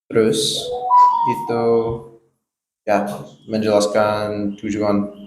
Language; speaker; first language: Indonesian; non-native, fluent; English